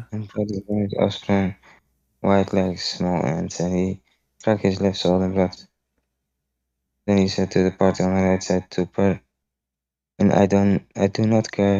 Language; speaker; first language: English; non-native, fluent; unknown